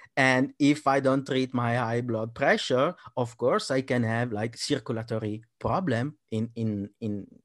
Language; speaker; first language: English; non-native, fluent; Italian